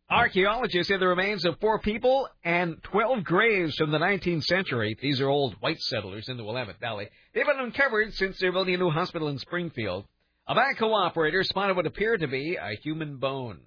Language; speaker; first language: English; native; English